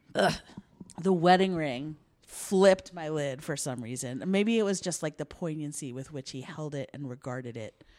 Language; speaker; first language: English; native; English